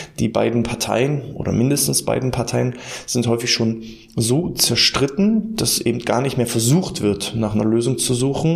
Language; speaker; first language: German; native; German